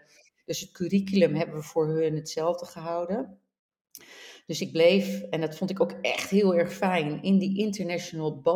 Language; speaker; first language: Dutch; native; Dutch